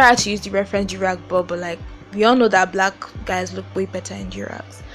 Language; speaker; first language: English; non-native, local second language; Yoruba